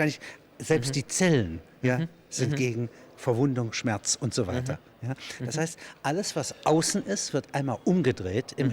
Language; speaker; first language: German; native; German